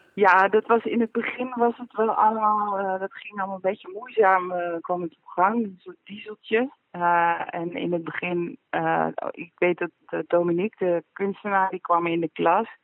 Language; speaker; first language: Dutch; native; Dutch